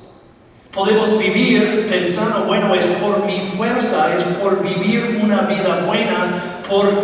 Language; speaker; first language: Spanish; non-native, fluent; English